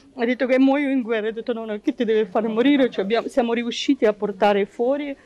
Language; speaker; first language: Italian; non-native, fluent; Ukrainian